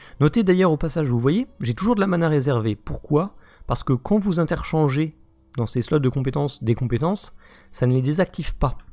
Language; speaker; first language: French; native; French